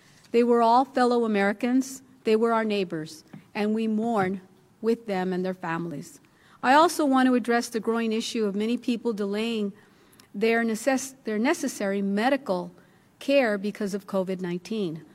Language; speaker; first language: English; early bilingual, other home language; Spanish